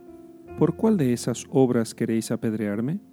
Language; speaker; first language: Spanish; native; Spanish